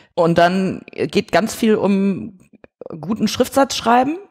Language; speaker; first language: German; native; German